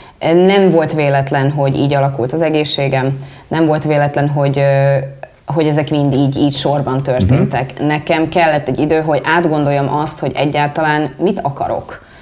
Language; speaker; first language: Hungarian; early bilingual, heritage; Hungarian